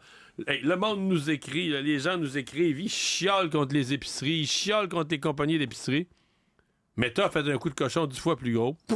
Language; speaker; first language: French; native; French